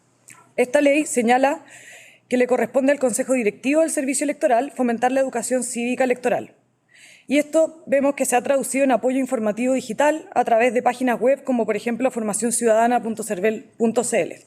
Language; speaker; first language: Spanish; native; Spanish